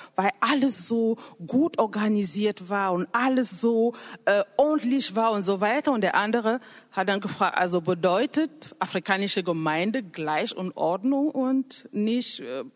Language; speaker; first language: German; non-native, fluent; French